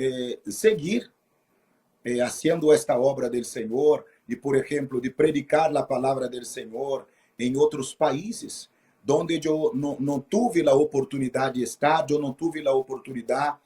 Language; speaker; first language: Spanish; non-native, fluent; Portuguese